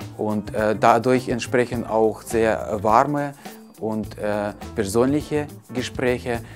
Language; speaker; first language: German; non-native, fluent; Russian